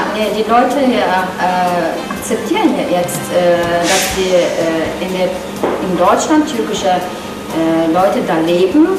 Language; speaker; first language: German; non-native, learner; Turkish